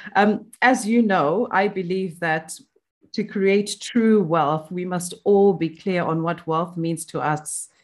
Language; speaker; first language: English; non-native, local second language; Shona